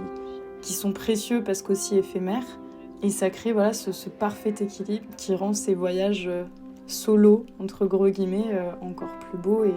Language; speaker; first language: French; native; French